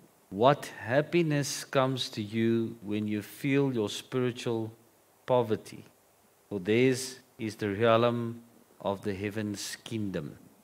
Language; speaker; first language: English; non-native, local second language; Afrikaans